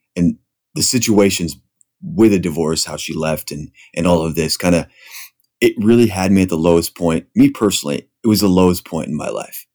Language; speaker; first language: English; native; English